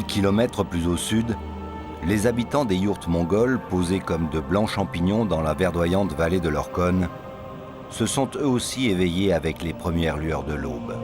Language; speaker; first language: French; native; French